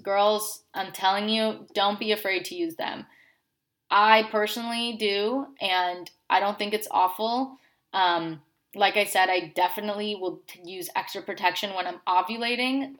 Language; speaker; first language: English; native; English